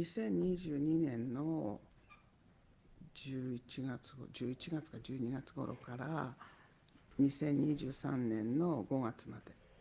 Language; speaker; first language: Japanese; native; Japanese